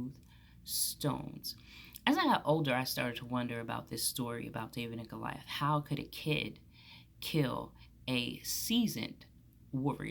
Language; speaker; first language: English; native; English